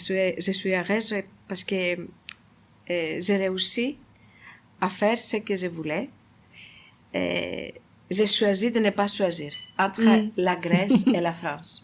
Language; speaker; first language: French; non-native, fluent; Greek